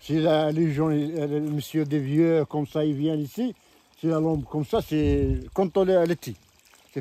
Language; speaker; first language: French; non-native, learner; Arabic